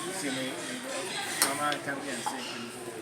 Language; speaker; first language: Spanish; non-native, learner; English